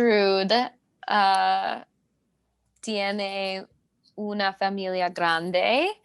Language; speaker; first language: Spanish; non-native, learner; English